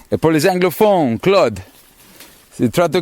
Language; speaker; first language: French; non-native, learner; English